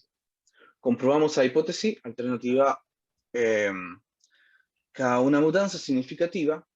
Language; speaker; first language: Portuguese; non-native, learner; Spanish